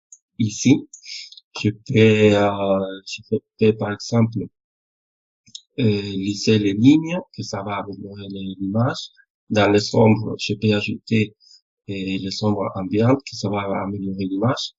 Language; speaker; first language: French; non-native, fluent; Spanish